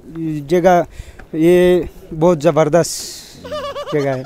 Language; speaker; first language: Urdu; non-native, local second language; Pashto